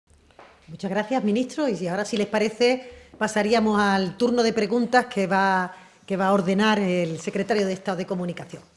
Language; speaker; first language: Spanish; native; Spanish